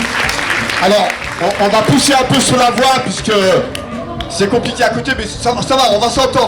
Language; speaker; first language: French; native; French